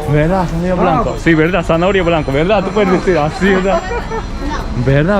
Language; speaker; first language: Spanish; non-native, learner; Japanese